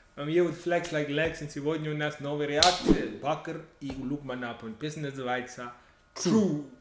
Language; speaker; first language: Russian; non-native, fluent; English